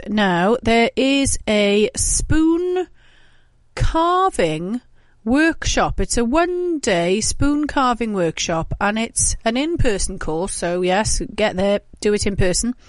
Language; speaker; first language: English; native; English